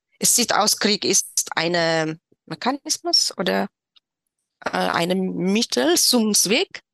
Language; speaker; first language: German; non-native, learner; Tigrinya